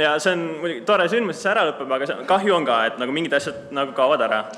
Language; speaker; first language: Estonian; native; Estonian